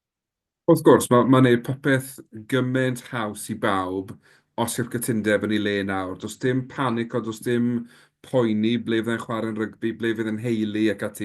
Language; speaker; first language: Welsh; native; Welsh